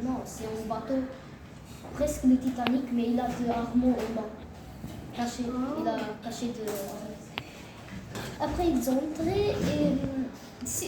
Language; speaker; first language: French; non-native, learner; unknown